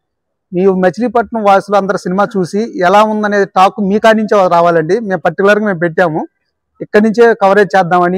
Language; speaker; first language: Telugu; native; Telugu